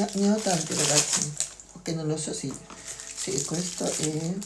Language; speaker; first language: Italian; non-native, learner; Filipino